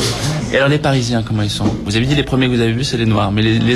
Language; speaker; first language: French; native; French